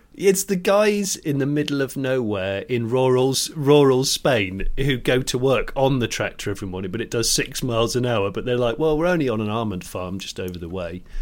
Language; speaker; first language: English; native; English